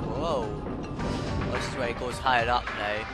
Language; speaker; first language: English; native; English